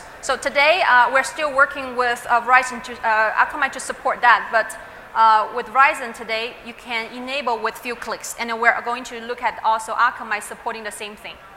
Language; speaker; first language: English; non-native, fluent; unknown